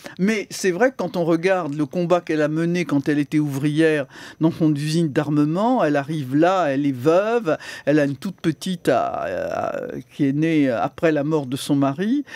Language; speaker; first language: French; native; French